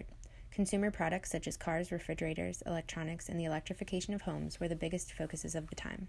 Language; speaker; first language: English; native; English